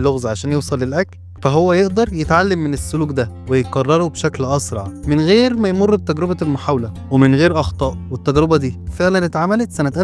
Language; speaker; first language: Arabic; native; Arabic